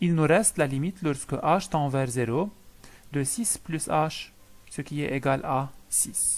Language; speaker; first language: French; non-native, local second language; Arabic